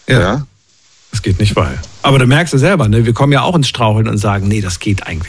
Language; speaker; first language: German; native; German